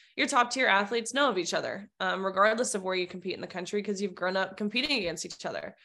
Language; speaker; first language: English; native; English